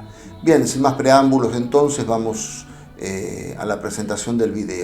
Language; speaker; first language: Spanish; native; Spanish